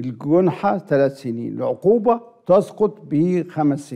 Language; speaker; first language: Arabic; native; Arabic